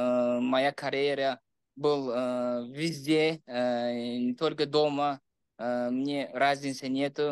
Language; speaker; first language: Russian; non-native, local second language; Uzbek